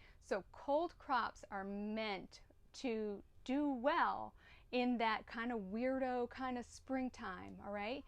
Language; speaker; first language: English; native; English